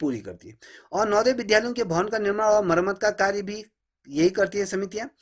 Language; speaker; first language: Hindi; native; Hindi